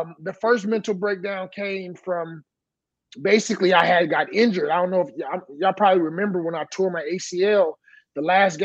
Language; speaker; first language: English; native; English